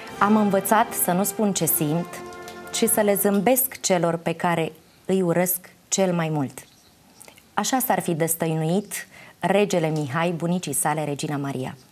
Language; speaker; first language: Romanian; native; Romanian